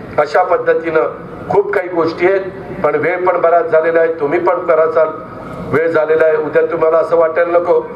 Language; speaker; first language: Marathi; native; Marathi